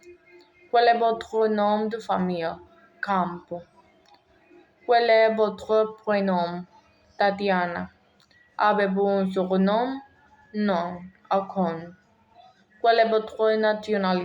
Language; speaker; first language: French; non-native, learner; Spanish